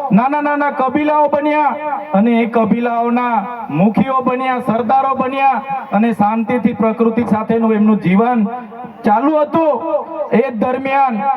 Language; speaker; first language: Gujarati; non-native, local second language; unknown